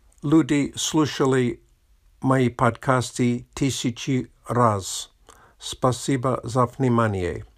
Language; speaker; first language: Russian; non-native, learner; English